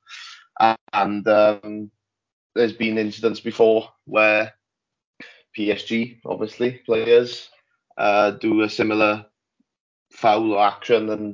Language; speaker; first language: English; native; English